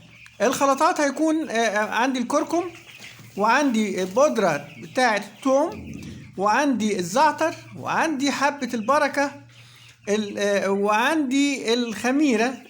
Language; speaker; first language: Arabic; native; Arabic